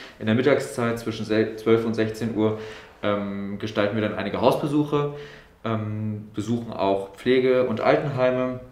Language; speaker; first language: German; native; German